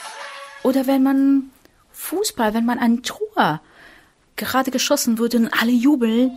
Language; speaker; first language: German; non-native, fluent; Portuguese